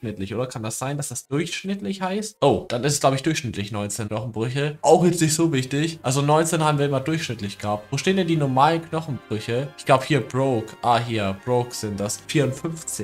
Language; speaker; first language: German; native; German